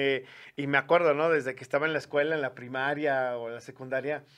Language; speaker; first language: Spanish; native; Spanish